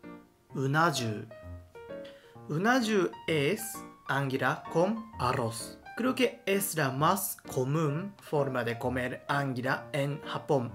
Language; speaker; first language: Spanish; non-native, learner; Japanese